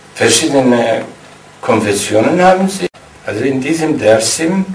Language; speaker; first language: German; non-native, fluent; Turkish